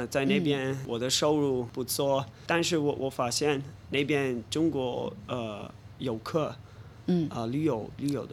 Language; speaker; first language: Chinese; non-native, fluent; English